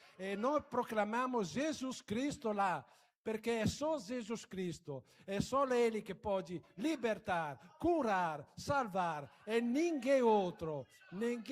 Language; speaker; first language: Portuguese; non-native, fluent; Italian